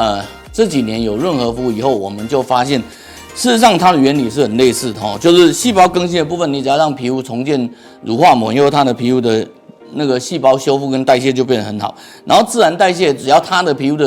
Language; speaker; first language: Chinese; native; Chinese